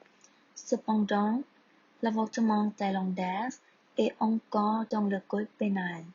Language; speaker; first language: French; non-native, learner; Thai